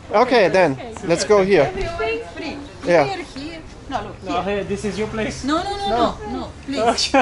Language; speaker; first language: English; non-native, learner; German